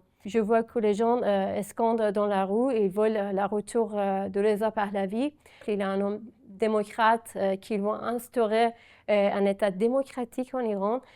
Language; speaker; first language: French; non-native, fluent; Persian